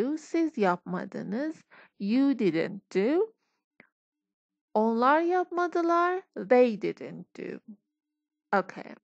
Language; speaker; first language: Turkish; non-native, fluent; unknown